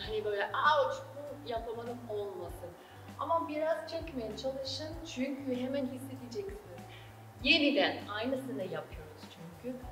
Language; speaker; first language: Turkish; non-native, fluent; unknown